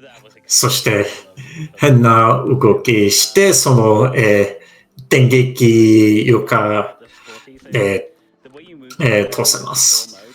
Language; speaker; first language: Japanese; non-native, fluent; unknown